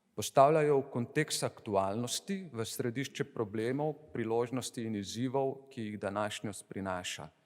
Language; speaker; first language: Slovenian; native; Slovenian